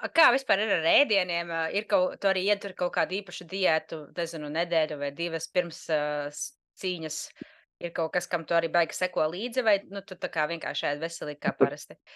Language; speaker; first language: Latvian; native; Latvian